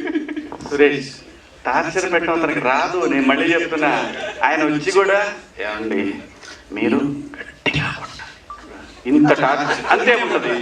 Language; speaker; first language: Telugu; native; Telugu